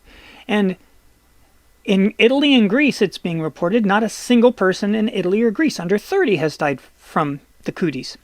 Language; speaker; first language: English; native; English